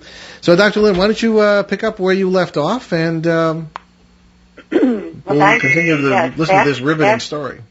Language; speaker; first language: English; native; English